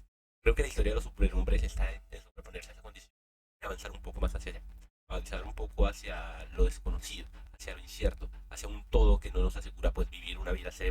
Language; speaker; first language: Spanish; native; Spanish